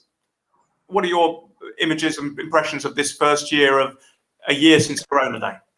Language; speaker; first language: English; native; English